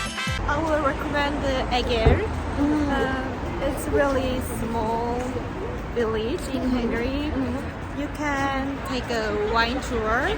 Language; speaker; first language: English; non-native, learner; Korean